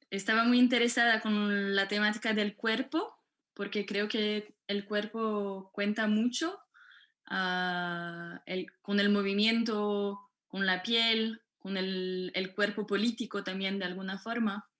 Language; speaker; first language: Spanish; non-native, fluent; French